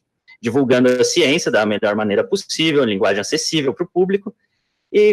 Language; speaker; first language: Portuguese; native; Portuguese